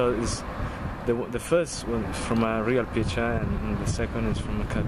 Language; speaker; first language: English; non-native, fluent; Italian